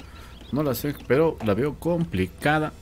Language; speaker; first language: Spanish; native; Spanish